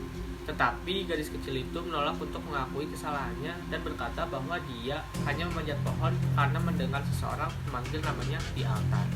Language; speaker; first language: Indonesian; native; Indonesian